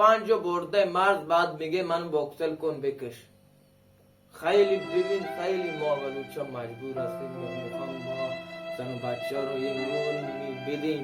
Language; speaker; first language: Persian; non-native, local second language; Baluchi